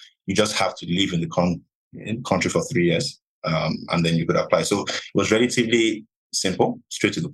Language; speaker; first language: English; non-native, local second language; Yoruba